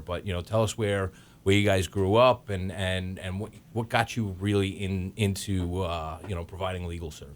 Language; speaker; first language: English; native; English